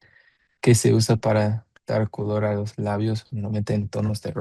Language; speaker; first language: Spanish; non-native, learner; English